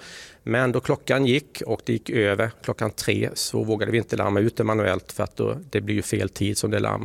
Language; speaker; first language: Swedish; native; Swedish